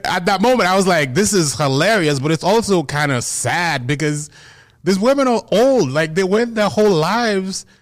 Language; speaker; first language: English; non-native, fluent; Haitian Creole